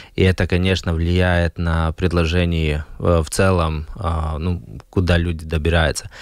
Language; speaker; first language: Russian; non-native, local second language; Latvian